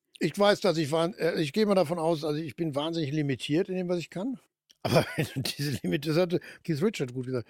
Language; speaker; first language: German; native; German